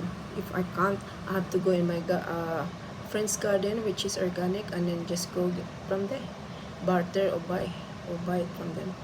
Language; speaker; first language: English; non-native, local second language; Filipino